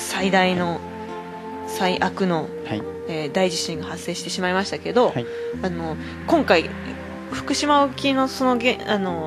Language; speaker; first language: Japanese; native; Japanese